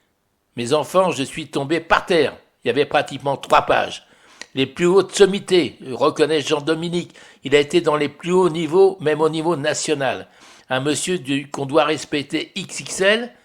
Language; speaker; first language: French; native; French